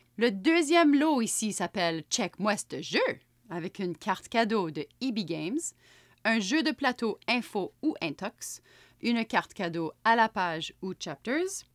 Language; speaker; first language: French; native; French